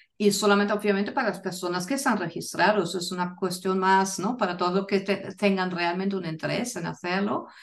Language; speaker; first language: Spanish; non-native, fluent; German